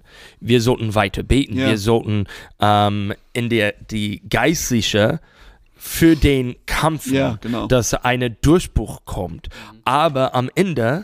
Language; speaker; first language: German; non-native, fluent; English